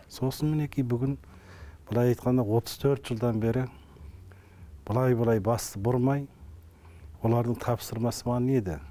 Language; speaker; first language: Kazakh; early bilingual, heritage; Kazakh